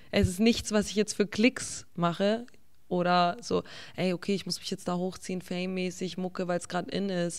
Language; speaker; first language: German; early bilingual, other home language; English